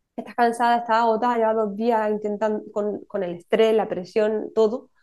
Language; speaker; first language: Spanish; native; Spanish